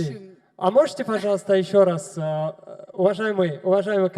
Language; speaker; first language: Russian; non-native, local second language; Tajik